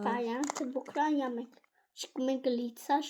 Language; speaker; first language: Albanian; early bilingual, heritage; Albanian